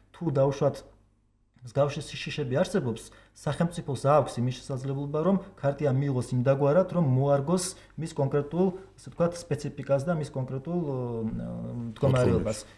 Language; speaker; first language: Georgian; non-native, local second language; Kurdish